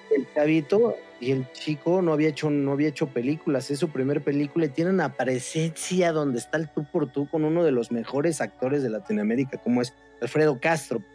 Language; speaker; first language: Spanish; native; Spanish